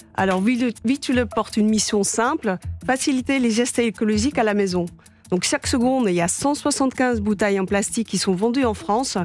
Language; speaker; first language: French; non-native, fluent; Dutch